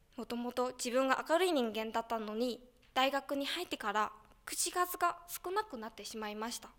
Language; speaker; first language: Japanese; non-native, fluent; Chinese